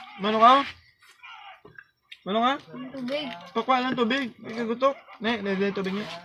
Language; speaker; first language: Filipino; non-native, local second language; Hiligaynon